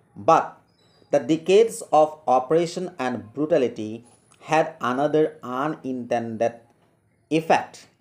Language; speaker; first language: English; non-native, local second language; Assamese